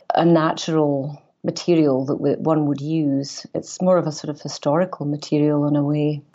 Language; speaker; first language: English; native; English